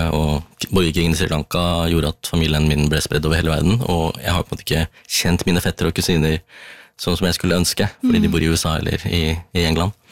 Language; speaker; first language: Norwegian; early bilingual, other home language; Tamil